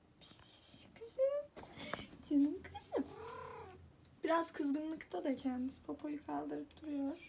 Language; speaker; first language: Turkish; native; Turkish